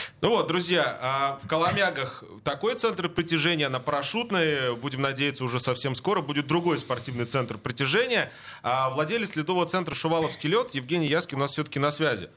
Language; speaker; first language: Russian; native; Russian